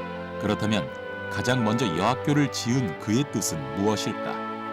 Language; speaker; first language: Korean; native; Korean